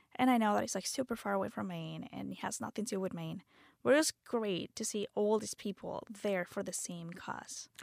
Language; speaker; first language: English; non-native, fluent; Spanish